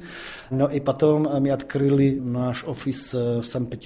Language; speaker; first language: Russian; non-native, fluent; Czech